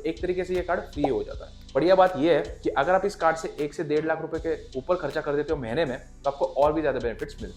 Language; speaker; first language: Hindi; native; Hindi